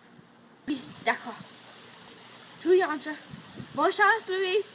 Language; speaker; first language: French; non-native, learner; English